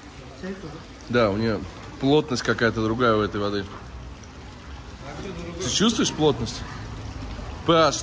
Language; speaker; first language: Russian; native; Russian